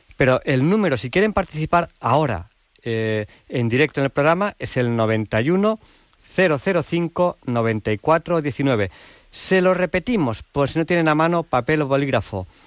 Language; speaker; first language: Spanish; native; Spanish